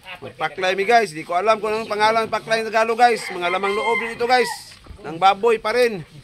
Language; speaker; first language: Filipino; non-native, local second language; Cebuano